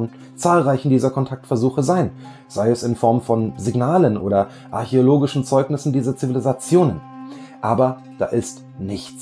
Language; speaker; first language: German; native; German